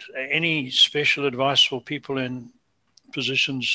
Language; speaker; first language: English; native; English